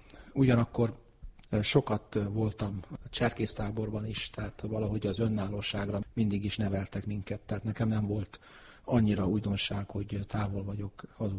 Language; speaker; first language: Hungarian; early bilingual, heritage; Hungarian